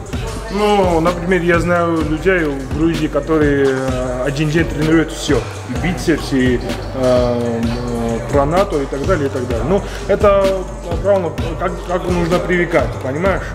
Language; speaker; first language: Russian; non-native, fluent; Georgian